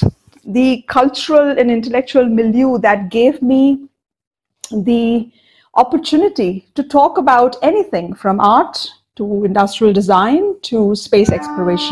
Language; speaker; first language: English; non-native, local second language; Odia